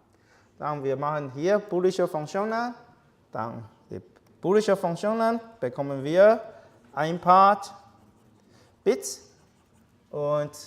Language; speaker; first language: German; non-native, learner; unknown